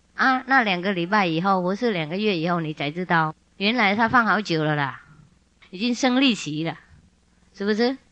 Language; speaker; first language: Chinese; non-native, fluent; Vietnamese